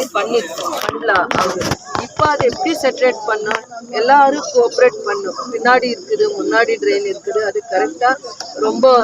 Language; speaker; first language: Tamil; non-native, local second language; Kannada